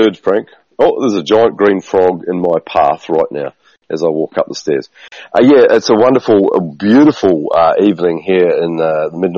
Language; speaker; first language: English; native; English